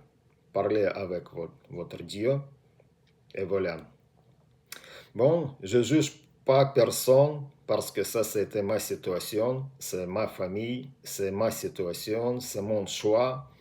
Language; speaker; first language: French; non-native, learner; Russian